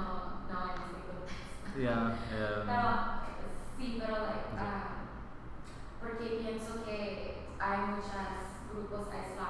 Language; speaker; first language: Spanish; early bilingual, heritage; Spanish